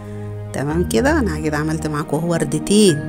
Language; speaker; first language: Arabic; native; Arabic